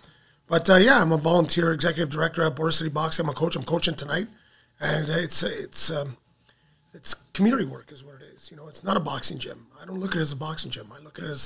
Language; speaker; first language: English; native; English